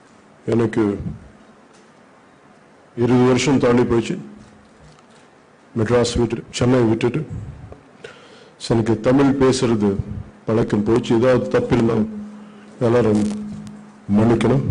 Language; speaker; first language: Tamil; non-native, local second language; Telugu